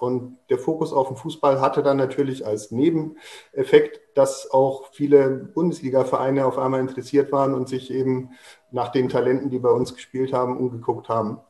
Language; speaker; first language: German; native; German